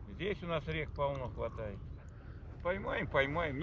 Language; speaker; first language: Russian; native; Russian